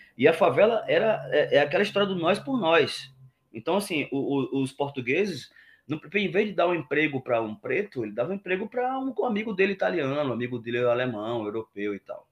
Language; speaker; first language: Portuguese; native; Portuguese